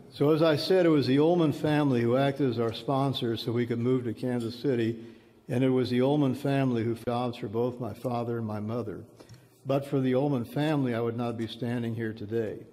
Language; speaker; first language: English; early bilingual, other home language; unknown